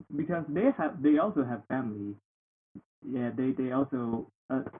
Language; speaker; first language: English; non-native, learner; Chinese